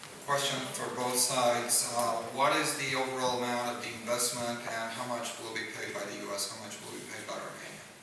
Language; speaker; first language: English; non-native, fluent; Romanian